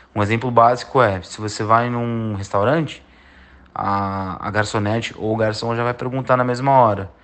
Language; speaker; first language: Portuguese; native; Portuguese